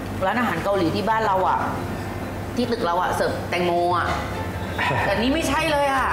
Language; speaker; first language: Thai; native; Thai